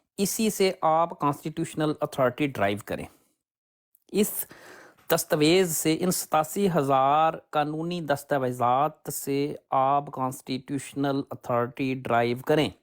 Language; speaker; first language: Urdu; non-native, local second language; Punjabi